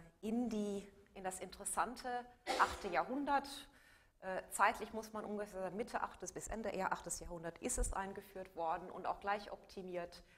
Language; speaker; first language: German; native; German